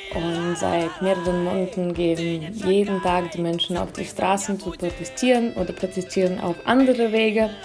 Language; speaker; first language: German; non-native, fluent; Russian